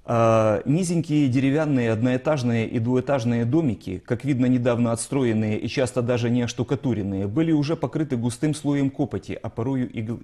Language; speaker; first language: Russian; non-native, local second language; Ukrainian